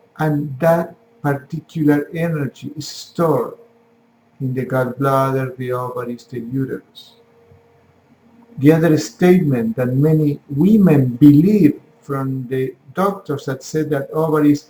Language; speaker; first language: English; non-native, fluent; Spanish